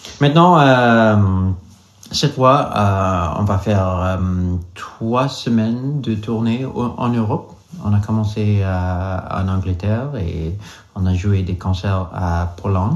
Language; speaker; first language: French; non-native, learner; English